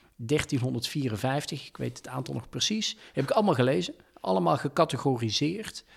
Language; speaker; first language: Dutch; native; Dutch